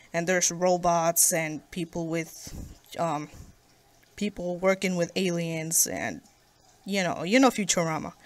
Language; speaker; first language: English; native; English